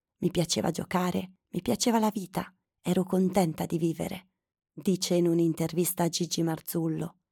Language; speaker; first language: Italian; native; Italian